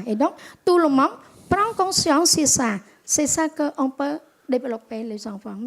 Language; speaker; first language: French; non-native, local second language; Khmer